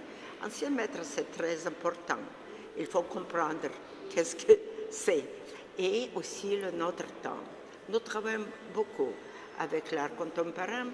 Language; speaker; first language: French; non-native, fluent; Russian